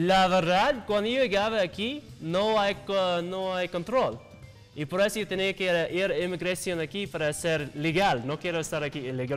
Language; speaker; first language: Spanish; non-native, learner; English